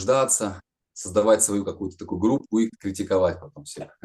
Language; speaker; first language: Russian; native; Russian